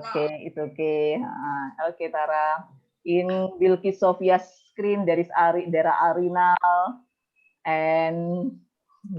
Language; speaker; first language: English; non-native, fluent; Indonesian